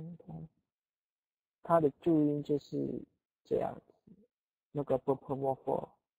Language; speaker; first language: Chinese; non-native, fluent; Indonesian